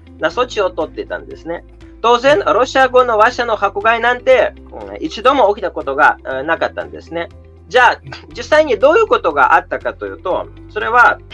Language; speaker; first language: Japanese; non-native, fluent; Russian